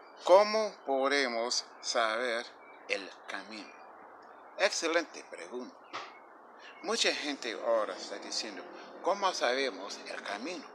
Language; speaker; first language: Spanish; non-native, fluent; English